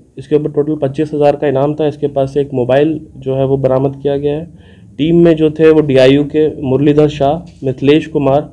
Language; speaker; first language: Hindi; native; Hindi